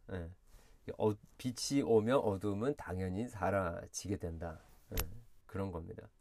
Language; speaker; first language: Korean; early bilingual, heritage; Korean